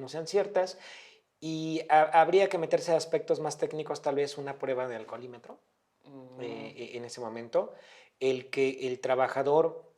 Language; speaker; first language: Spanish; native; Spanish